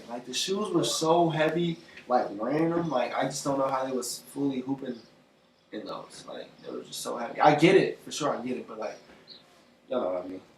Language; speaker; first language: English; native; English